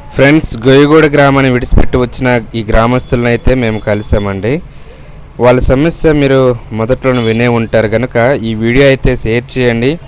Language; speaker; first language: Telugu; native; Telugu